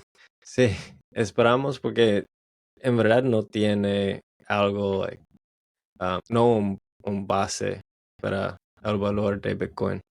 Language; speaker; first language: Spanish; non-native, learner; English